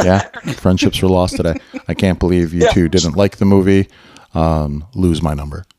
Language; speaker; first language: English; native; English